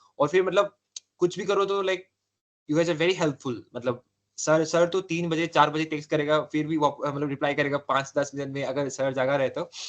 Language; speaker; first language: Hindi; non-native, local second language; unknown